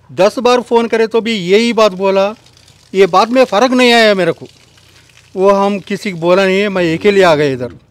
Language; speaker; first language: Hindi; non-native, local second language; Telugu